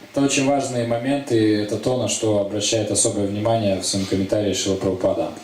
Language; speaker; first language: Russian; native; Russian